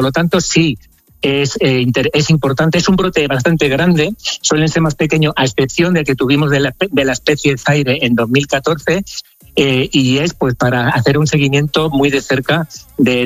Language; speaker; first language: Spanish; native; Spanish